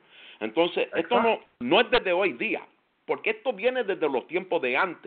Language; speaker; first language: Spanish; native; Spanish